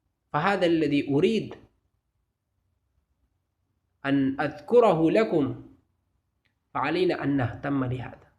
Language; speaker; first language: Arabic; non-native, fluent; Urdu